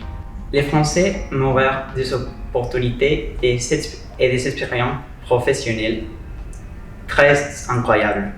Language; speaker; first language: French; non-native, fluent; Spanish